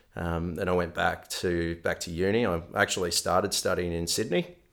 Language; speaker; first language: English; native; English